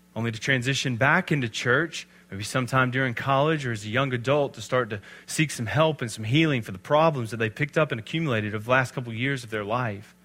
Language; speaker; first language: English; native; English